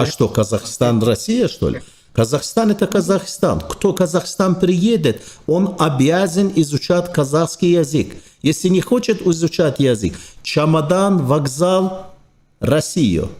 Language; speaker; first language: Russian; non-native, fluent; Turkish